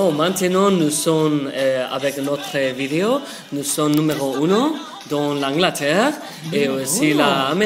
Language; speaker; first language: French; non-native, learner; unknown